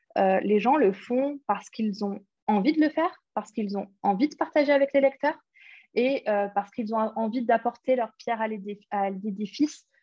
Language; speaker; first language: French; early bilingual, other home language; English